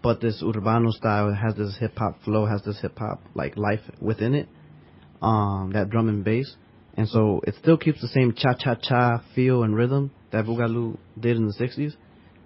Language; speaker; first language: English; early bilingual, other home language; Spanish